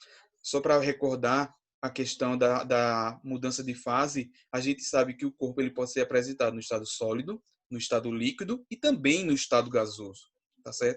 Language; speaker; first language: Portuguese; native; Portuguese